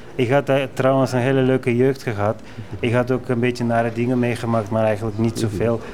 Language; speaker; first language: Dutch; non-native, fluent; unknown